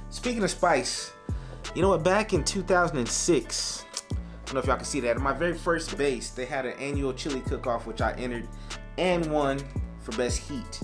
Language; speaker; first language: English; native; English